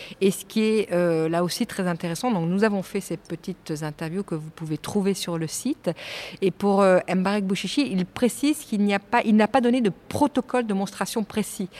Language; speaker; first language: French; native; French